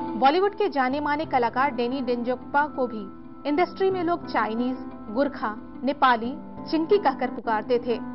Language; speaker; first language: Hindi; native; Hindi